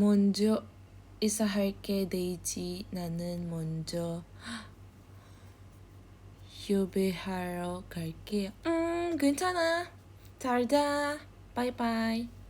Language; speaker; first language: Korean; non-native, learner; Indonesian